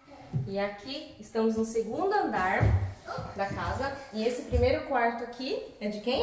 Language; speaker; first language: Portuguese; native; Portuguese